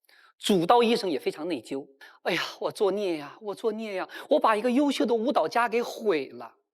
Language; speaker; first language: Chinese; native; Chinese